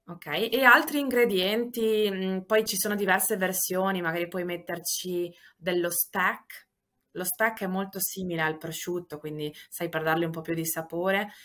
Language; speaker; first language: Italian; native; Italian